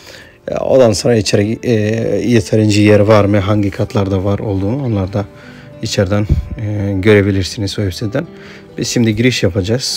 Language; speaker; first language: Turkish; non-native, fluent; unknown